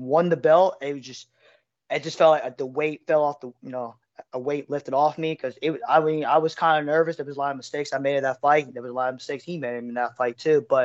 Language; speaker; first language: English; native; English